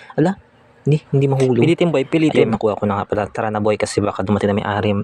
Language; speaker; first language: Filipino; non-native, local second language; Iloko